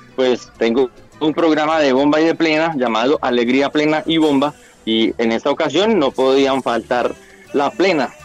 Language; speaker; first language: Spanish; native; Spanish